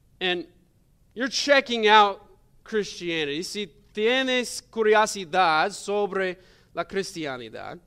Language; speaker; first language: Spanish; non-native, learner; English